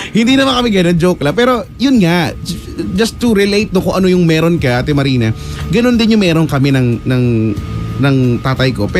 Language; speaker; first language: Filipino; native; Filipino